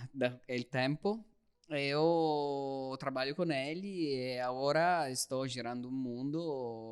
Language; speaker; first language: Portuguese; non-native, learner; Italian